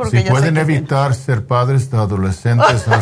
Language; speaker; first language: Spanish; non-native, fluent; English